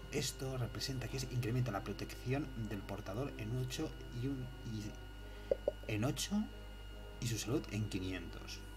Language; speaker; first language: Spanish; native; Spanish